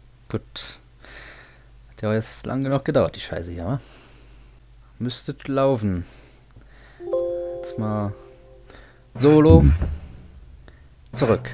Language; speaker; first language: German; native; German